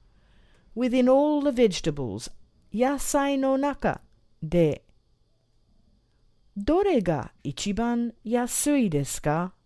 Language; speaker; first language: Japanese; non-native, fluent; English